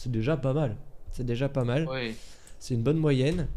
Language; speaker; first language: French; native; French